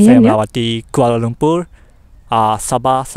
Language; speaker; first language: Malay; non-native, fluent; Japanese